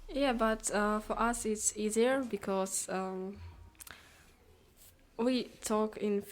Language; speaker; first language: English; non-native, learner; Ukrainian